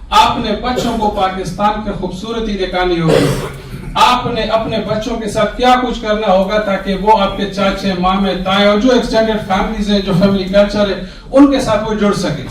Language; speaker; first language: Urdu; non-native, local second language; Pashto